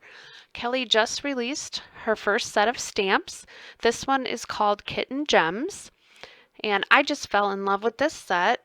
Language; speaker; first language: English; native; English